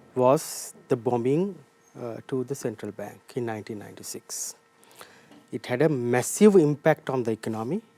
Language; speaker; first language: English; non-native, local second language; Sinhala